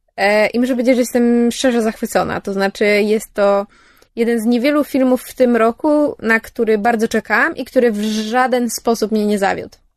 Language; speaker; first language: Polish; early bilingual, heritage; English